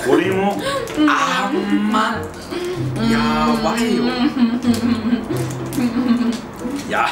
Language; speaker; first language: Japanese; non-native, learner; Spanish